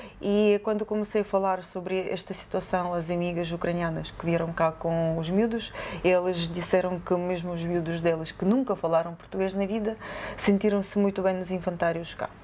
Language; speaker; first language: Portuguese; non-native, fluent; Ukrainian